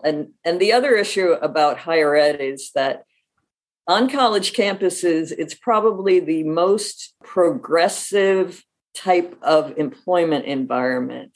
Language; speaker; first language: English; native; English